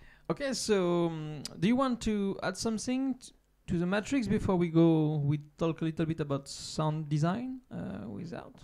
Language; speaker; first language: English; non-native, fluent; French